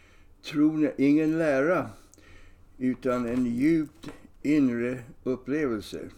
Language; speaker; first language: Swedish; non-native, fluent; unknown